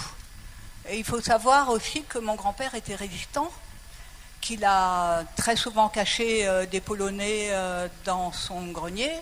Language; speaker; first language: French; native; French